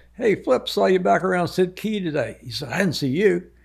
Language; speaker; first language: English; native; English